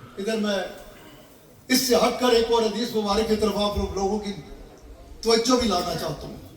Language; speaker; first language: Urdu; native; Urdu